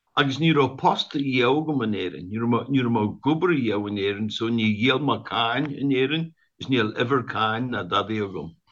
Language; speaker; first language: Irish; native; Irish